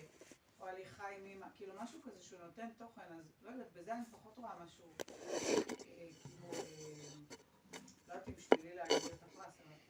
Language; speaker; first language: Hebrew; native; Hebrew